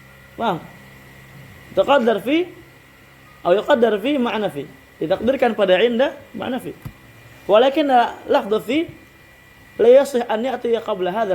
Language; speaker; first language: Arabic; non-native, fluent; Indonesian